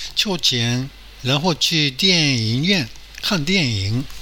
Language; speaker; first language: Chinese; non-native, fluent; Japanese